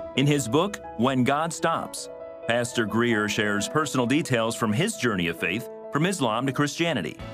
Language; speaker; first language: English; native; English